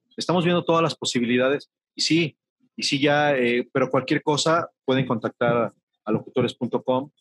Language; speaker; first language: Spanish; native; Spanish